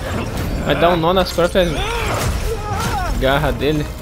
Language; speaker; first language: Portuguese; native; Portuguese